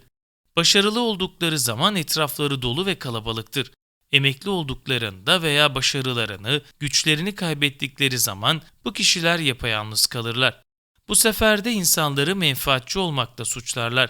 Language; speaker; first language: Turkish; native; Turkish